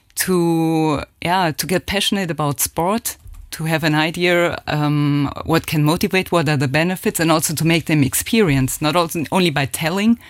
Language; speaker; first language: English; non-native, fluent; German